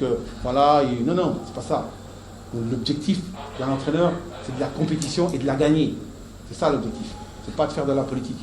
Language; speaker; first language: French; native; French